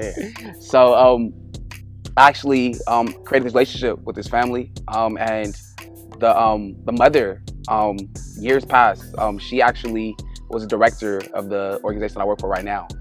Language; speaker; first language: English; native; English